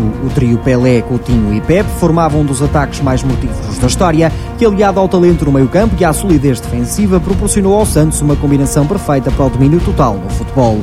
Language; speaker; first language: Portuguese; native; Portuguese